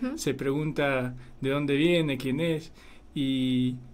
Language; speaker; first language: Spanish; non-native, fluent; Polish